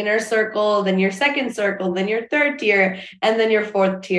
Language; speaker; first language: English; non-native, local second language; Urdu